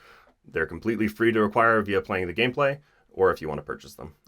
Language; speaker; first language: English; native; English